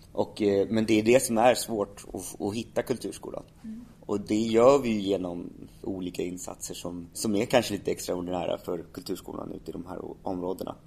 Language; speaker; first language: Swedish; native; Swedish